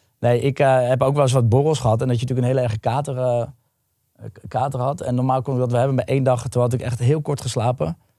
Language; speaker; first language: Dutch; native; Dutch